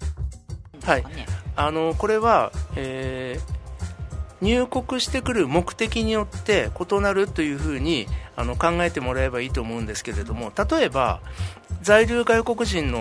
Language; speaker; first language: Japanese; native; Japanese